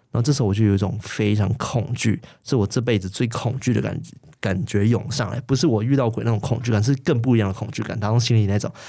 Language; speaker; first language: Chinese; native; Chinese